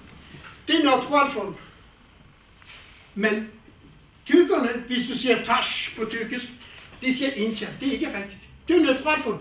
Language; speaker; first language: Danish; non-native, fluent; Kurdish